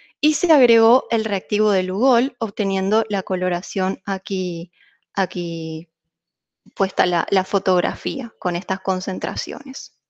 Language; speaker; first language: Spanish; native; Spanish